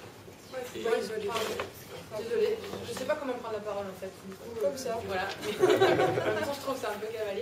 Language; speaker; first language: French; native; French